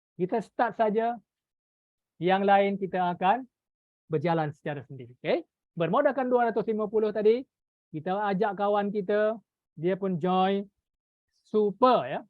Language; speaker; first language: Malay; native; Malay